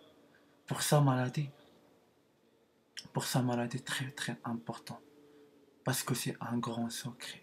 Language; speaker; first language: French; non-native, learner; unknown